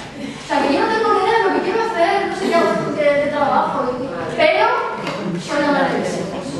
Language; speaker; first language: Spanish; native; Spanish